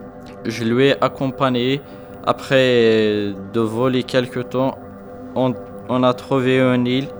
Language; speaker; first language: French; non-native, learner; Arabic